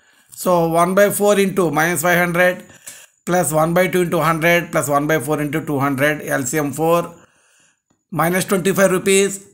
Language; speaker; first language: English; non-native, local second language; Telugu